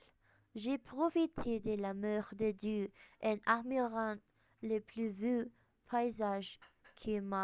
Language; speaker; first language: French; non-native, learner; Spanish